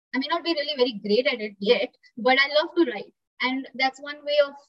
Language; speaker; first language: English; non-native, local second language; Marathi